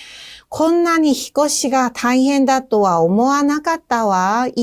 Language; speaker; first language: Japanese; non-native, fluent; Korean